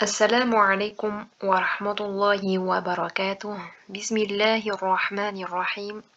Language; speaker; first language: Arabic; non-native, fluent; Uzbek